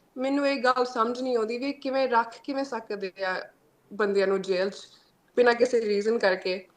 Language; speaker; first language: Punjabi; early bilingual, heritage; Punjabi